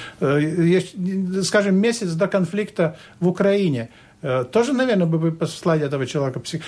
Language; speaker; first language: Russian; non-native, local second language; Latvian